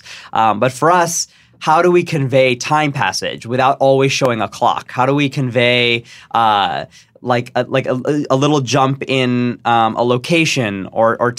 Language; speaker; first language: English; native; English